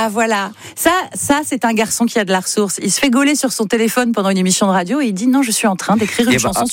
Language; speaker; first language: French; native; French